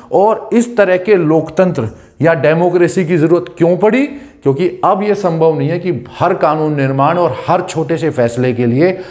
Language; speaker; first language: Hindi; native; Hindi